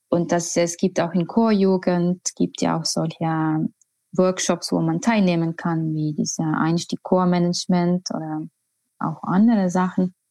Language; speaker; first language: German; non-native, fluent; Estonian